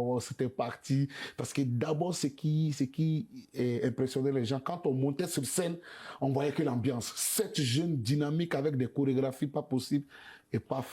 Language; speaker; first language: French; non-native, local second language; Bambara